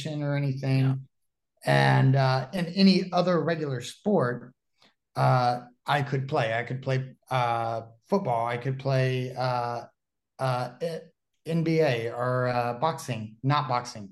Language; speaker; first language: English; native; English